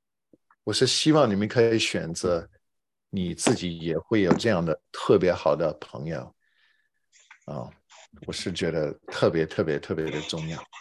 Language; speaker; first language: Chinese; non-native, fluent; English